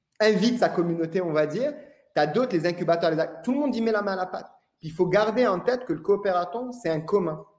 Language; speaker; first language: French; non-native, local second language; Arabic